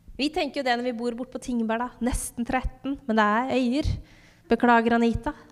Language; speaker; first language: Norwegian; native; Norwegian